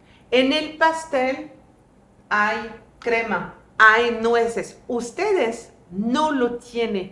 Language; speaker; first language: Spanish; non-native, fluent; French